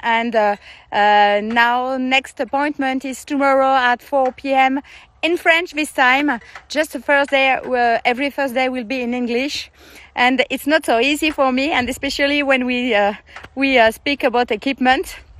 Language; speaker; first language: English; non-native, learner; French